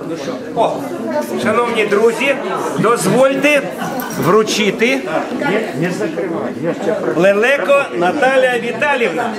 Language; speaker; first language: Ukrainian; native; Ukrainian